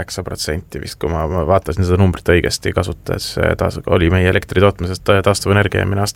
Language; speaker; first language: Estonian; native; Estonian